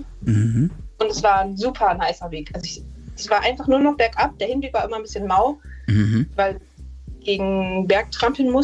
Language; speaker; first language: German; native; German